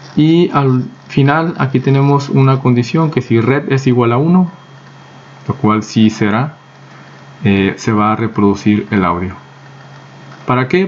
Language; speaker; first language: Spanish; native; Spanish